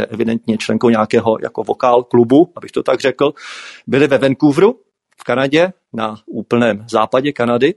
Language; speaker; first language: Czech; native; Czech